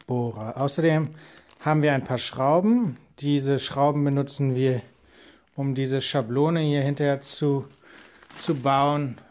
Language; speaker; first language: German; native; German